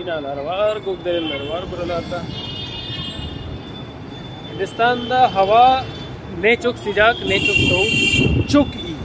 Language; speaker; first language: Turkish; non-native, fluent; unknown